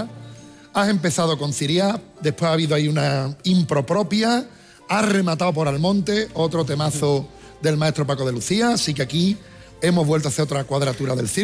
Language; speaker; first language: Spanish; native; Spanish